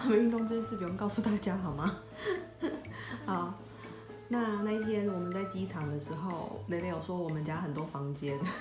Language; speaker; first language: Chinese; native; Chinese